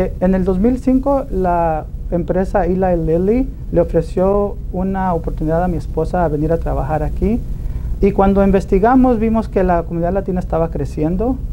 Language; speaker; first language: Spanish; early bilingual, heritage; Spanish